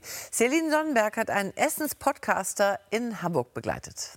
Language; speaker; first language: German; native; German